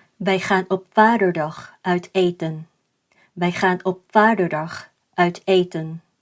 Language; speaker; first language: Dutch; non-native, fluent; Thai